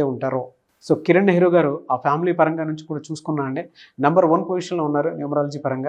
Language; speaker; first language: Telugu; native; Telugu